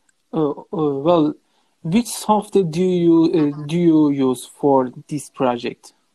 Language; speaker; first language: English; non-native, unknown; Persian